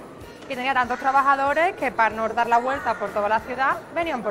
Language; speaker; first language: Spanish; native; Spanish